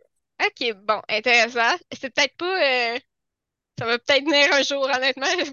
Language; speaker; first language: French; native; French